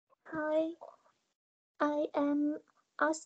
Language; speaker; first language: English; non-native, learner; Vietnamese